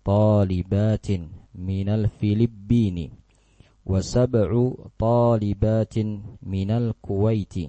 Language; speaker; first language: Arabic; non-native, fluent; Indonesian